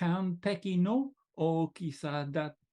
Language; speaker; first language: Japanese; non-native, learner; English